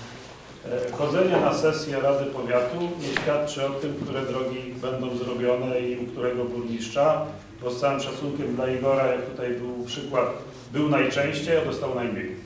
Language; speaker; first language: Polish; native; Polish